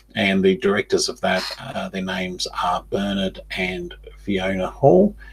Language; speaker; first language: English; native; English